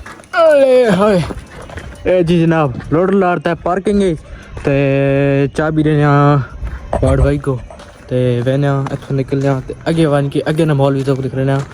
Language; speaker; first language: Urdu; non-native, local second language; Saraiki